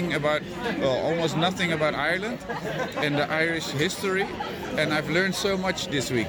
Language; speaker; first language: English; non-native, fluent; Dutch